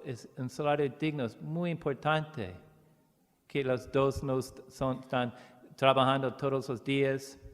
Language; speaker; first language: Spanish; non-native, learner; English